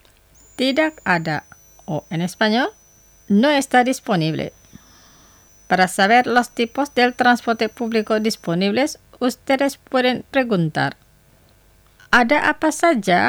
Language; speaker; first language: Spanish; non-native, fluent; Indonesian